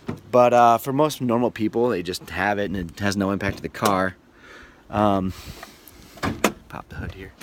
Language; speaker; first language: English; native; English